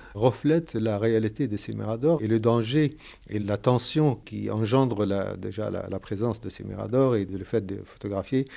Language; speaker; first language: French; non-native, fluent; Arabic